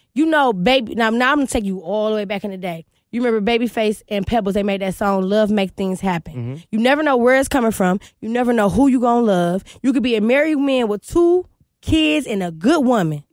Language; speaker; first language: English; native; English